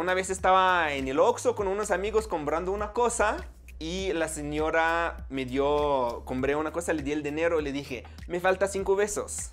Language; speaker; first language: Spanish; non-native, fluent; Arabic